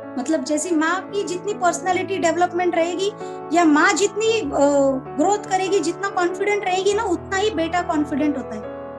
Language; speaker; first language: Hindi; non-native, local second language; Marathi